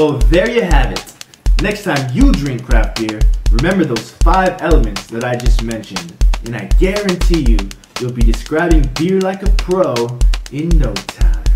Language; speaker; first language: English; native; English